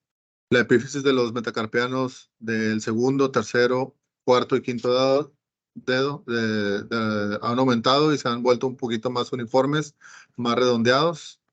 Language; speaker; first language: Spanish; native; Spanish